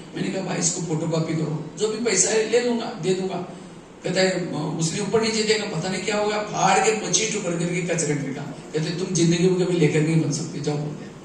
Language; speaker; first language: Hindi; non-native, local second language; Marathi